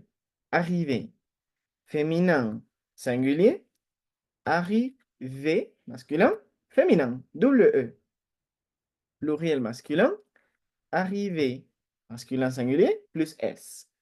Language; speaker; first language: French; non-native, fluent; Spanish